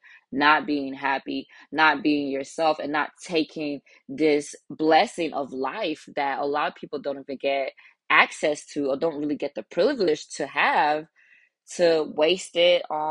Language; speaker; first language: English; early bilingual, other home language; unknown